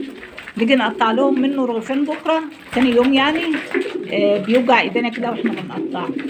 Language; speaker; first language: Arabic; native; Arabic